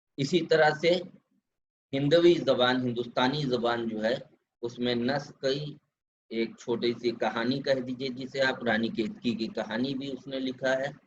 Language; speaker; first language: Urdu; native; Urdu